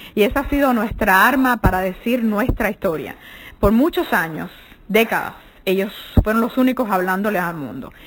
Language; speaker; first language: Spanish; native; Spanish